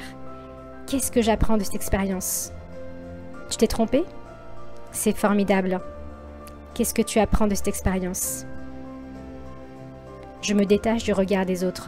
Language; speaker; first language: French; native; French